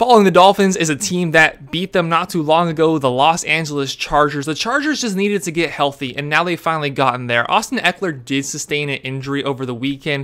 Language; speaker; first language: English; native; English